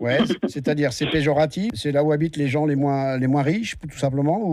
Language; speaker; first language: French; native; French